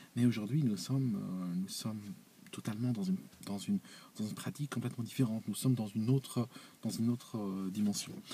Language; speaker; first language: French; non-native, local second language; Arabic